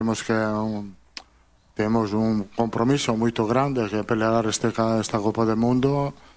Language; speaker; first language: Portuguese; non-native, learner; Italian